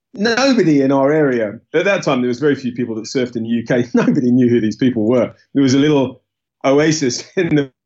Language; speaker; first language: English; native; English